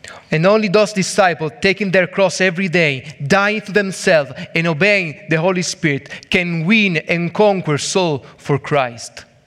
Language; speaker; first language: English; non-native, learner; Italian